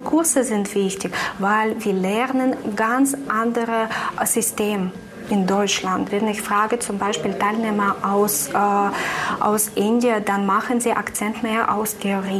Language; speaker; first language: German; non-native, fluent; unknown